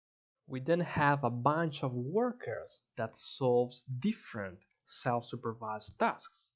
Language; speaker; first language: English; non-native, fluent; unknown